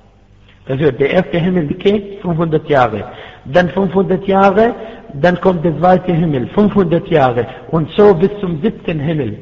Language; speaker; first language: German; non-native, fluent; Arabic